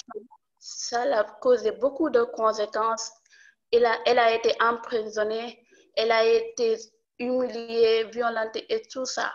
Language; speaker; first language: French; non-native, local second language; Wolof